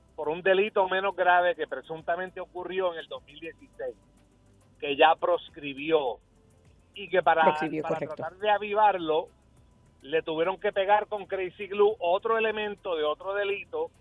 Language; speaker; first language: Spanish; early bilingual, heritage; Spanish